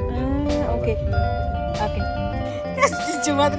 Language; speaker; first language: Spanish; non-native, fluent; Filipino